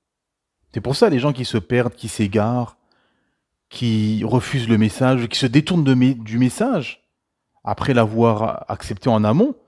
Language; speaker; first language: French; native; French